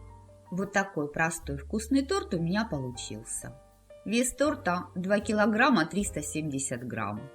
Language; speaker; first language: Russian; native; Russian